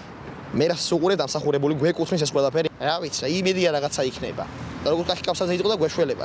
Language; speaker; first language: Georgian; native; Georgian